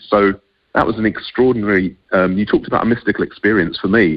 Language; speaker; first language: English; native; English